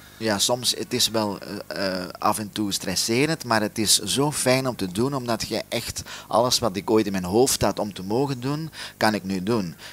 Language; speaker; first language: Dutch; native; Dutch